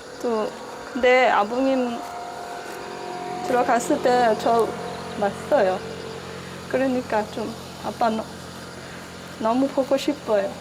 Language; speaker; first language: Korean; non-native, learner; Thai